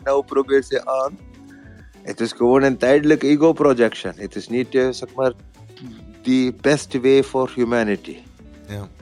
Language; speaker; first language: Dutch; non-native, learner; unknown